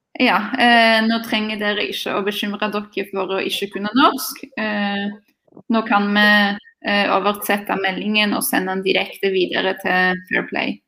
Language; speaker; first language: Norwegian; non-native, fluent; Polish